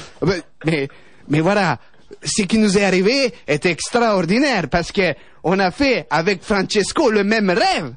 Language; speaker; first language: French; native; French